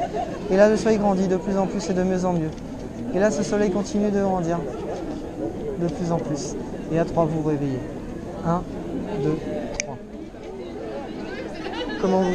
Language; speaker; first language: French; native; French